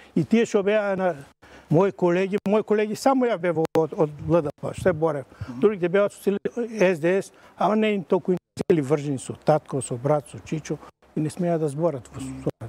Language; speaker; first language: Macedonian; native; Macedonian